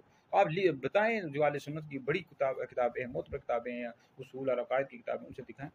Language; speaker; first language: Urdu; native; Urdu